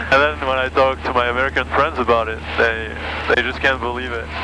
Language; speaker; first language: English; non-native, fluent; French